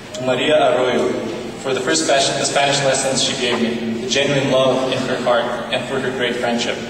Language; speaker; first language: English; non-native, fluent; Bulgarian